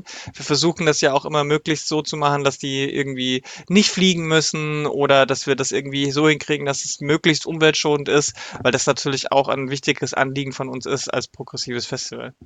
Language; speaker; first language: German; native; German